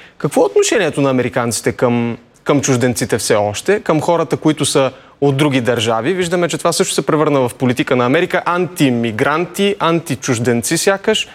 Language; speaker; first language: Bulgarian; native; Bulgarian